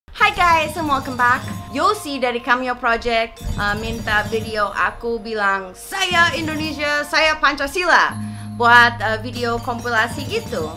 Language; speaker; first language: Indonesian; non-native, fluent; English